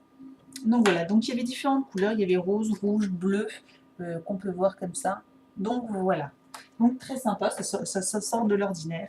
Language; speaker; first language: French; native; French